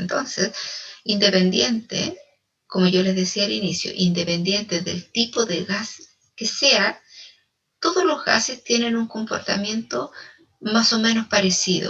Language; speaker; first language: Spanish; native; Spanish